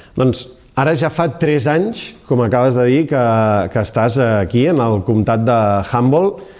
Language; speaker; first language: Catalan; native; Catalan